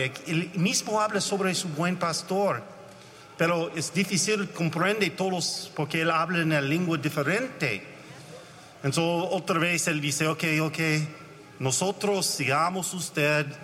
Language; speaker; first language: Spanish; non-native, learner; English